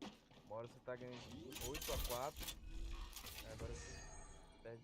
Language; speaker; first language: Portuguese; native; Portuguese